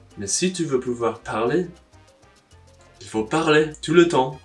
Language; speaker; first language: French; non-native, learner; English